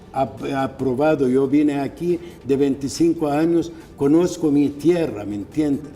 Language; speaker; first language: Spanish; non-native, fluent; Arabic